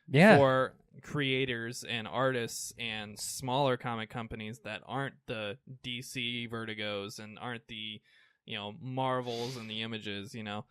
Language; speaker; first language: English; native; English